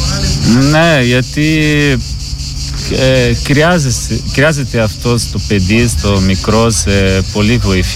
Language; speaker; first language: Greek; non-native, learner; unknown